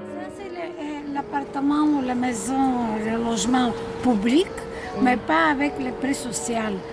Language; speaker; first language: French; non-native, learner; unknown